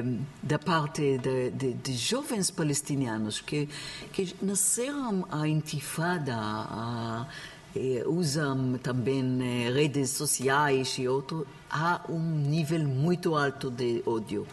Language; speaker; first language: Portuguese; non-native, learner; Hebrew